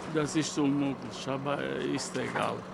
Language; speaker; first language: German; non-native, learner; Italian